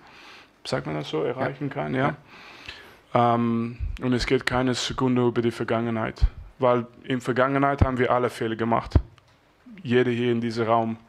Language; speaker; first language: German; non-native, fluent; French